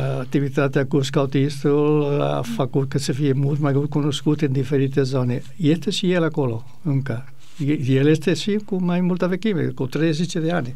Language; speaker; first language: Romanian; non-native, fluent; Spanish